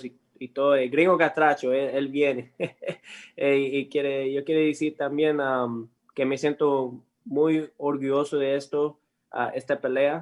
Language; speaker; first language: Spanish; early bilingual, heritage; English